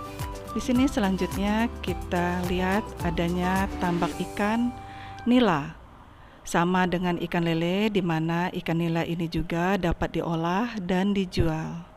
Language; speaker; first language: Indonesian; native; Indonesian